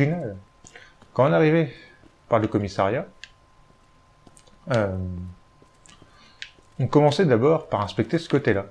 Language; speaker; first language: French; native; French